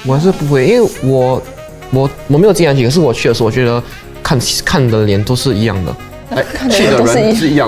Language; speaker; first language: Chinese; non-native, local second language; English